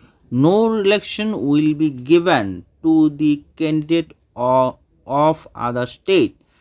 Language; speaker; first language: English; non-native, local second language; Bangla